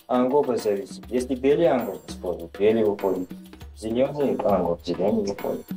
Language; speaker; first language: Russian; non-native, learner; Uzbek